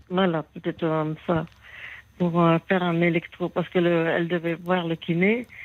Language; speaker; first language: French; native; French